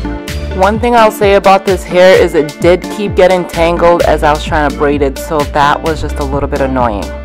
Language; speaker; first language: English; native; English